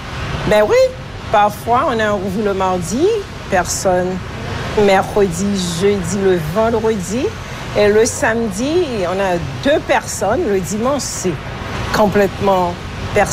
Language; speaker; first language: French; non-native, local second language; Haitian Creole